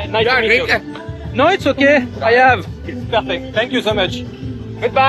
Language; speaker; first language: English; non-native, learner; French